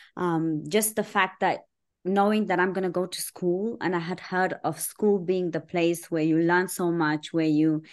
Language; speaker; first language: English; early bilingual, other home language; Persian